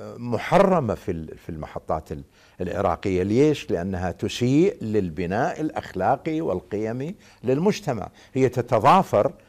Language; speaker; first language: Arabic; native; Arabic